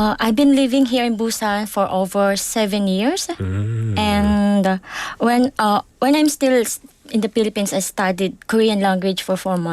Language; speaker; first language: English; non-native, local second language; Filipino